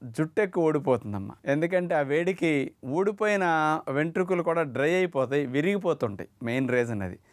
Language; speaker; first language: Telugu; native; Telugu